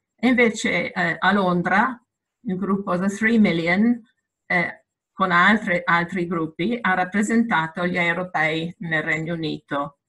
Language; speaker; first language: Italian; non-native, fluent; English